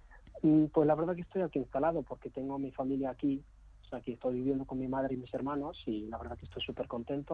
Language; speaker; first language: Spanish; non-native, fluent; Arabic